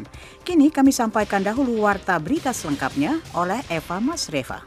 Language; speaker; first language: Indonesian; native; Indonesian